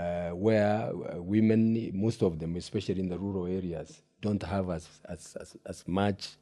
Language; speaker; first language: English; non-native, local second language; Gusii